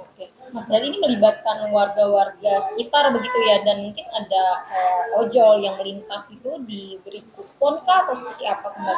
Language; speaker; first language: Indonesian; native; Indonesian